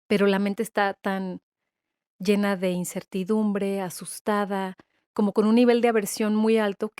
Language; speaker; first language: Spanish; native; Spanish